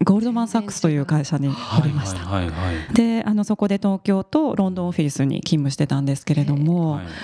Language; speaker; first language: Japanese; early bilingual, other home language; English